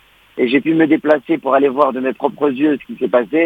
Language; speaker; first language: French; non-native, local second language; Arabic